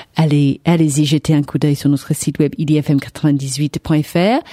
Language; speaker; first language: French; non-native, fluent; English